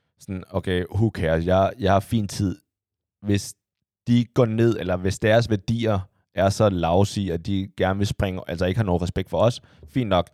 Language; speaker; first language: Danish; early bilingual, other home language; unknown